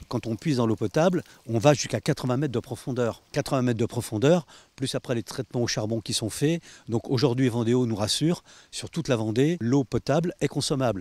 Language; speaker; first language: French; native; French